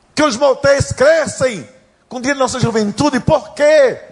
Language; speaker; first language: Portuguese; native; Portuguese